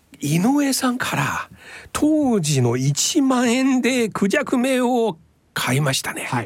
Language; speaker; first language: Japanese; non-native, fluent; Chinese